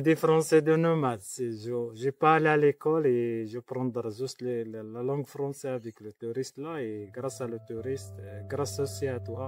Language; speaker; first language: French; non-native, learner; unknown